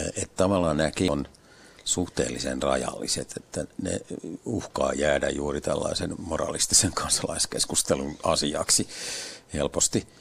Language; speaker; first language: Finnish; native; Finnish